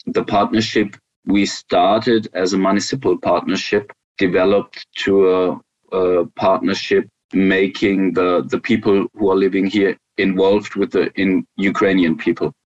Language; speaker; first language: English; non-native, fluent; German